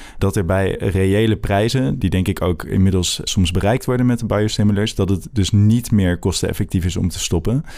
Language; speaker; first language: Dutch; native; Dutch